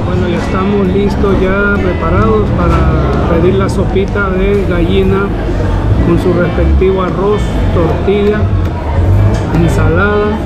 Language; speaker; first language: Spanish; native; Spanish